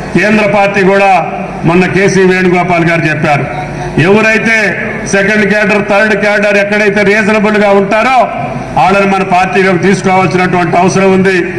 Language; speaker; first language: Telugu; native; Telugu